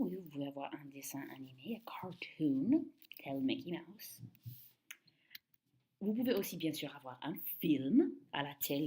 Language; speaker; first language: French; non-native, fluent; English